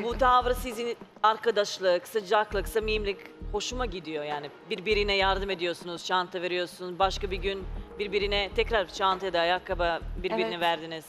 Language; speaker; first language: Turkish; non-native, fluent; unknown